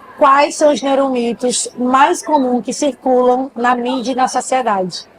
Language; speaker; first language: Portuguese; native; Portuguese